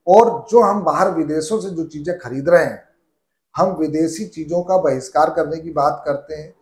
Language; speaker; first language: Hindi; native; Hindi